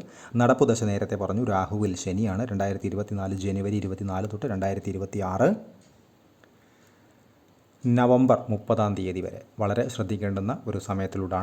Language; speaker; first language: Malayalam; native; Malayalam